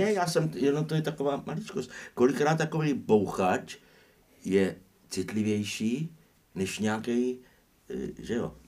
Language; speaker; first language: Czech; native; Czech